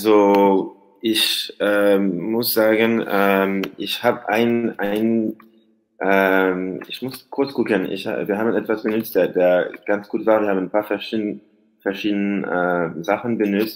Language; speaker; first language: German; non-native, learner; French